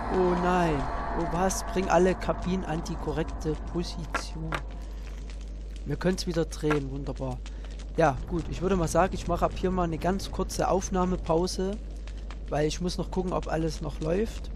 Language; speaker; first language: German; native; German